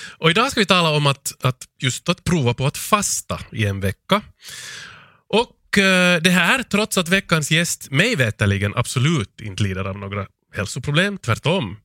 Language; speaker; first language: Swedish; native; Swedish